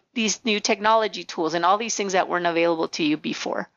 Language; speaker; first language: English; early bilingual, other home language; Spanish